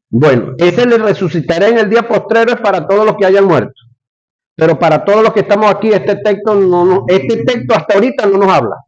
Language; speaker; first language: Spanish; native; Spanish